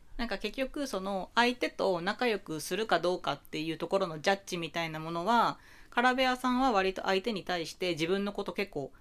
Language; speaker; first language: Japanese; native; Japanese